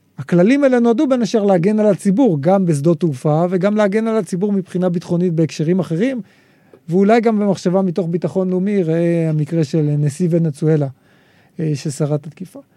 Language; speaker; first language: Hebrew; native; Hebrew